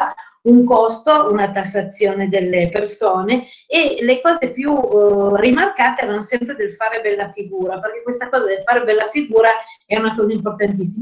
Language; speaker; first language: Italian; native; Italian